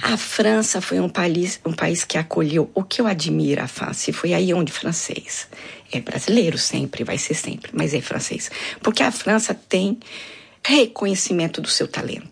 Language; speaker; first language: Portuguese; non-native, fluent; French